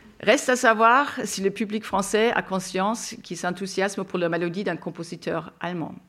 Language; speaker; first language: French; non-native, fluent; German